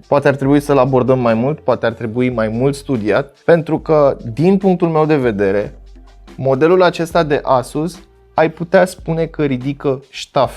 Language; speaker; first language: Romanian; native; Romanian